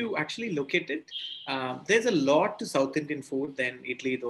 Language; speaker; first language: English; non-native, local second language; Tamil